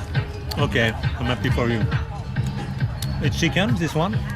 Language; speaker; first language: English; non-native, learner; French